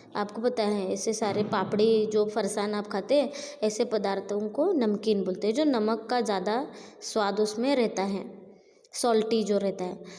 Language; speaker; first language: Hindi; non-native, local second language; Marathi